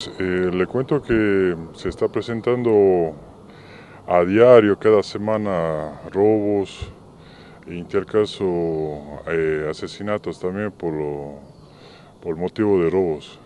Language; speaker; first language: Spanish; native; Spanish